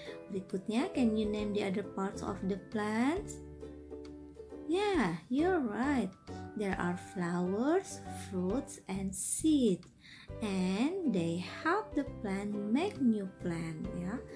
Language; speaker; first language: English; non-native, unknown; Indonesian